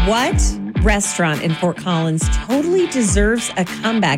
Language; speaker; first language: English; native; English